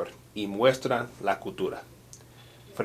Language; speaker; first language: Spanish; non-native, learner; English